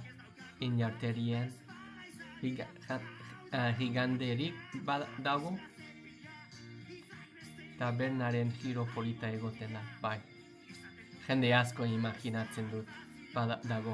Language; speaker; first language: Basque; non-native, learner; English